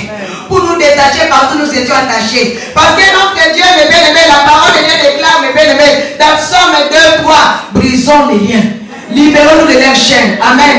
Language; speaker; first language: French; non-native, local second language; Lingala